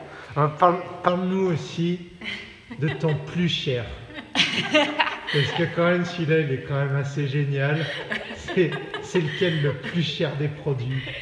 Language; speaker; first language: French; native; French